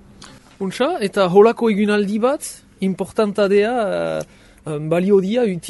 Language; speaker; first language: Basque; native; Basque